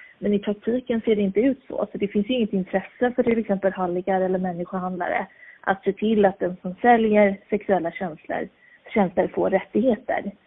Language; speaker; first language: Swedish; native; Swedish